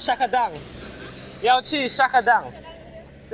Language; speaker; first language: Chinese; non-native, learner; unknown